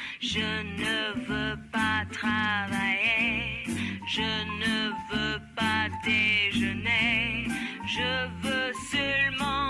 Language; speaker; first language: French; non-native, learner; Indonesian